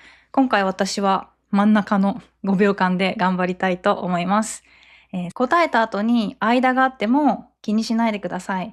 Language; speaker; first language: Japanese; native; Japanese